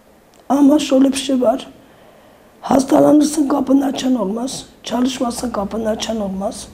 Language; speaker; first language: Turkish; non-native, fluent; Armenian